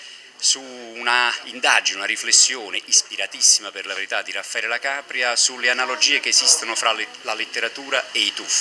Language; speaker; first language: Italian; native; Italian